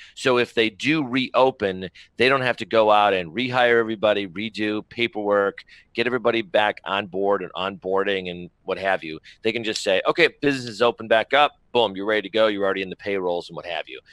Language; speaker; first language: English; native; English